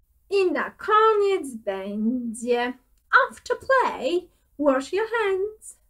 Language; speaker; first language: English; non-native, fluent; Polish